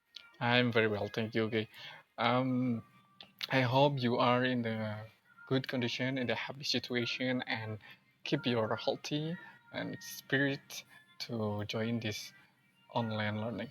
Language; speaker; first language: English; non-native, learner; Indonesian